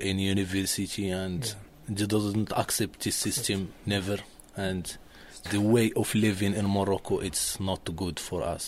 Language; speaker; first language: English; non-native, learner; Arabic